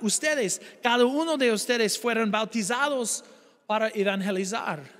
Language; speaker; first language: Spanish; non-native, fluent; English